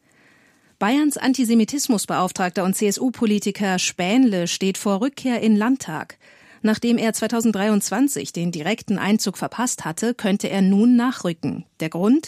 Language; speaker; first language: German; native; German